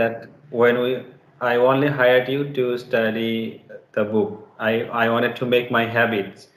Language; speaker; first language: English; non-native, learner; Bangla